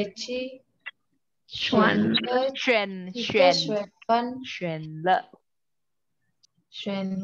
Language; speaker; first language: Chinese; non-native, learner; Indonesian